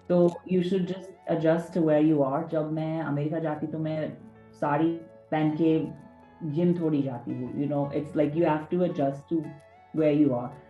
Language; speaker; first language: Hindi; non-native, fluent; English